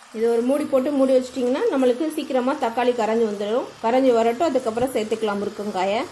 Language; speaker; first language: Tamil; non-native, local second language; Telugu